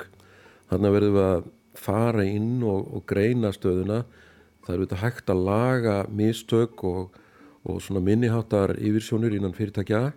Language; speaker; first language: Icelandic; native; Icelandic